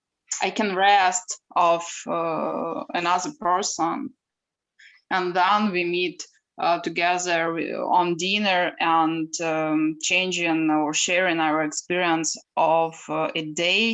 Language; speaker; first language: English; non-native, learner; Ukrainian